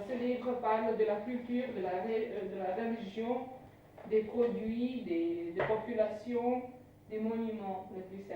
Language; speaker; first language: French; non-native, fluent; Serbian